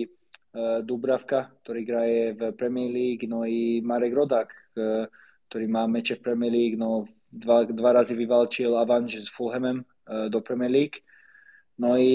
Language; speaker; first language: Polish; non-native, learner; Slovak